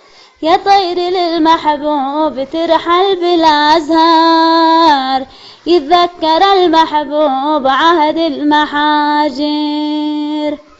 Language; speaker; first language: Arabic; native; Arabic